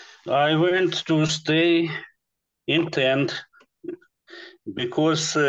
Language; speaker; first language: English; non-native, learner; Russian